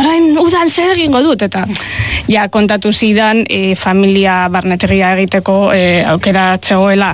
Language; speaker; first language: Basque; non-native, local second language; Spanish